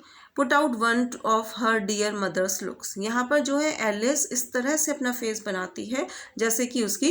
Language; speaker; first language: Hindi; native; Hindi